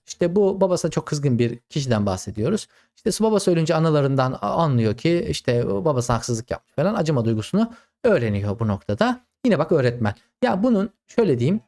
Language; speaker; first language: Turkish; native; Turkish